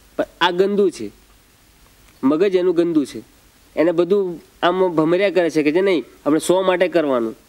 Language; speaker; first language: Gujarati; non-native, local second language; Rathawi